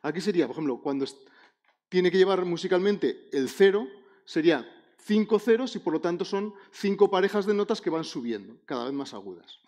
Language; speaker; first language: Spanish; native; Spanish